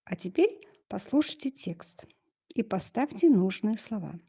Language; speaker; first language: Russian; non-native, local second language; Kazakh